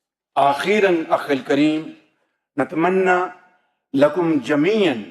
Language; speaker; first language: Arabic; non-native, fluent; Urdu